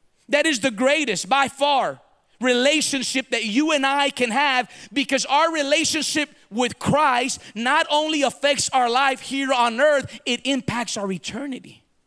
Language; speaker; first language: English; early bilingual, other home language; Spanish